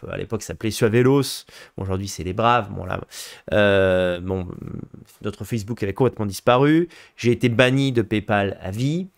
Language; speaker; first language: French; native; French